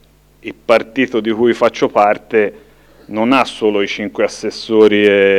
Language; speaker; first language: Italian; native; Italian